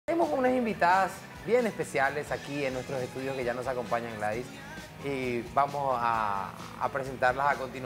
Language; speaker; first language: Spanish; native; Spanish